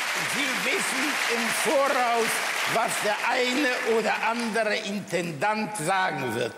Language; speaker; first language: German; early bilingual, other home language; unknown